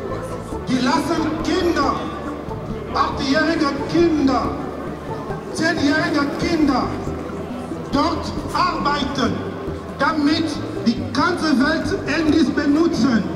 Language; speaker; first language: German; non-native, fluent; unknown